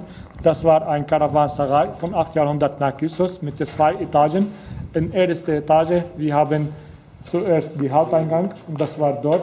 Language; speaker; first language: German; non-native, fluent; Arabic